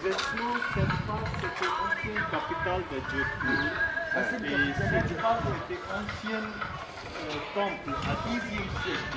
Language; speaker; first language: French; non-native, learner; Hindi